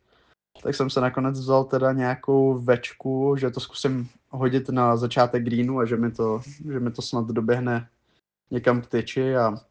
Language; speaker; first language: Czech; native; Czech